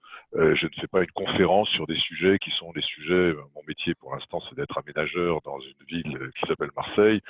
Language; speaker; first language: French; native; French